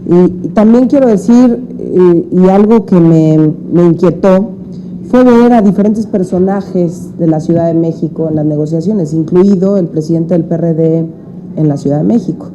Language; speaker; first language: Spanish; native; Spanish